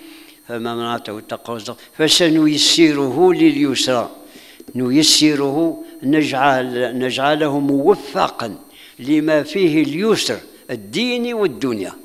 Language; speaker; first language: Arabic; non-native, local second language; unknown